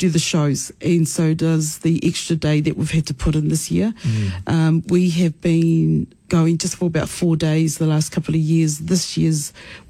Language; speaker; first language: English; native; English